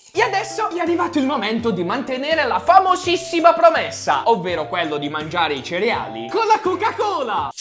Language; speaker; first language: Italian; native; Italian